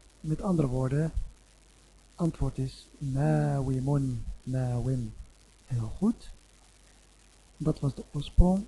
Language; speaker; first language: Dutch; non-native, fluent; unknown